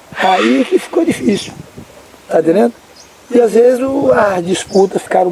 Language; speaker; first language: Portuguese; native; Portuguese